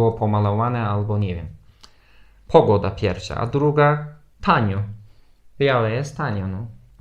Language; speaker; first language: Polish; non-native, fluent; Turkish